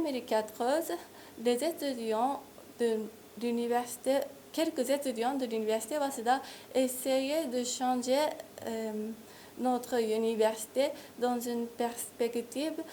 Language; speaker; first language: French; non-native, fluent; Japanese